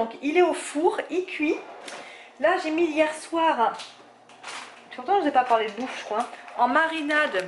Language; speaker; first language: French; native; French